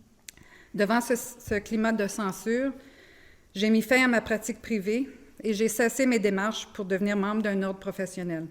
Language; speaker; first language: French; native; French